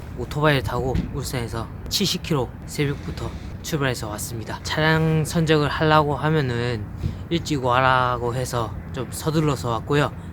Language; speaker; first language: Korean; native; Korean